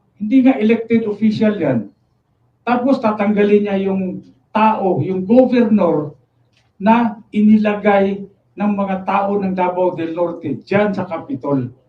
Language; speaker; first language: Filipino; non-native, local second language; Cebuano